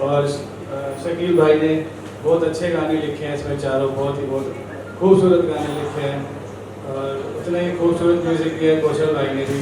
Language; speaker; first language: Hindi; native; Hindi